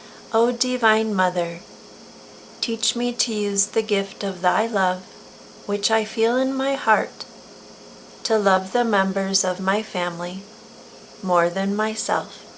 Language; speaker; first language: English; native; English